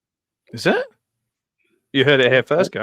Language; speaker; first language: English; native; English